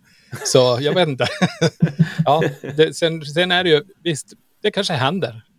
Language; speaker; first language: Swedish; native; Swedish